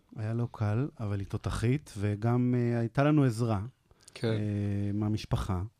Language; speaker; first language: Hebrew; native; Hebrew